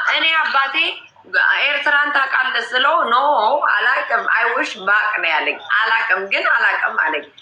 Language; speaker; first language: Amharic; native; Amharic